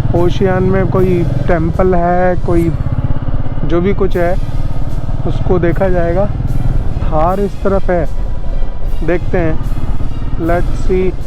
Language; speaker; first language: Hindi; native; Hindi